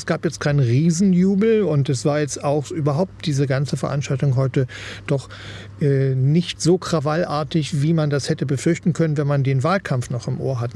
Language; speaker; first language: German; native; German